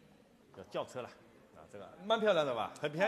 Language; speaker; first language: Chinese; native; Chinese